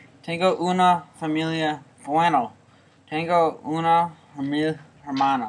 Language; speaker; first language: Spanish; non-native, learner; English